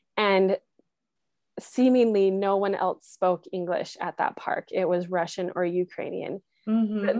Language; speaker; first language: English; native; English